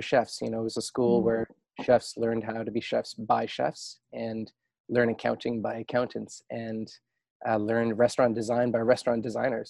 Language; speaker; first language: English; native; English